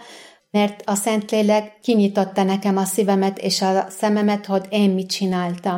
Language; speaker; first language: Hungarian; non-native, learner; Arabic